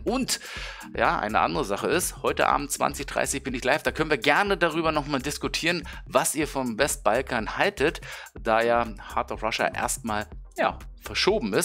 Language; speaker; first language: German; native; German